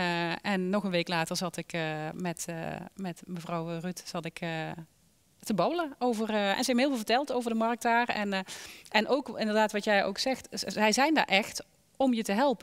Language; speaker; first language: Dutch; native; Dutch